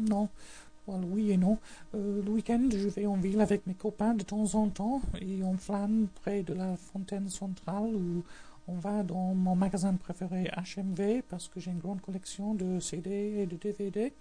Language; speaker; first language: French; non-native, learner; English